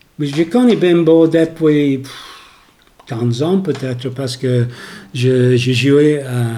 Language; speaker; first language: French; non-native, learner; English